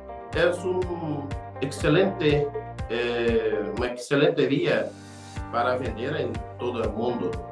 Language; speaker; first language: Spanish; non-native, fluent; Portuguese